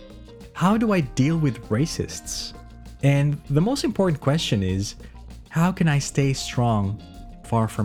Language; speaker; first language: English; non-native, local second language; Filipino